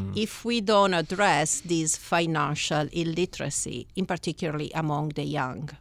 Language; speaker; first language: English; non-native, fluent; Italian